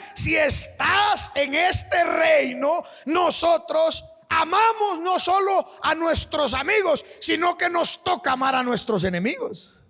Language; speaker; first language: Spanish; native; Spanish